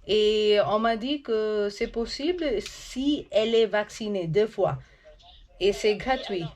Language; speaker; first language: French; non-native, learner; Hindi